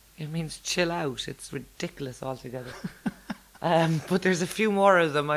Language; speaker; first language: English; native; English